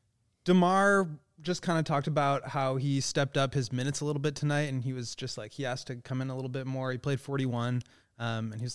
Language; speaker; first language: English; native; English